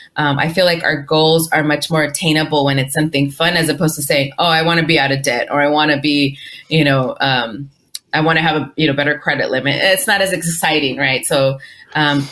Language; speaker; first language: English; early bilingual, other home language; Spanish